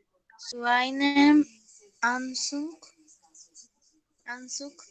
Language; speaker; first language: German; non-native, learner; Spanish